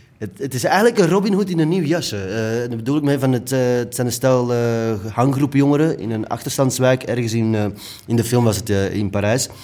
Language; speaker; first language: Dutch; native; Dutch